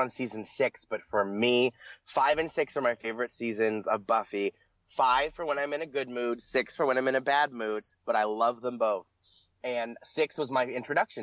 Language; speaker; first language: English; native; English